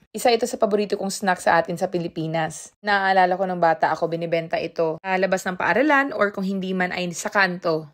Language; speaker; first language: Filipino; non-native, local second language; Cebuano